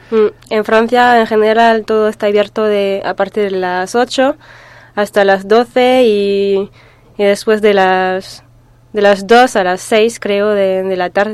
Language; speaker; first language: Spanish; non-native, fluent; French